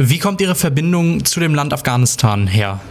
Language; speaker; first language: German; native; German